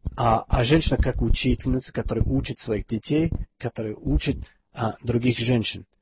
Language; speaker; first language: Russian; non-native, fluent; English